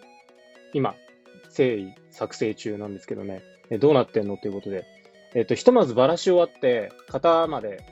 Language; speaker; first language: Japanese; native; Japanese